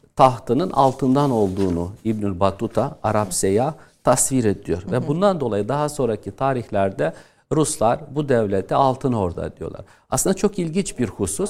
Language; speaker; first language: Turkish; non-native, fluent; Tatar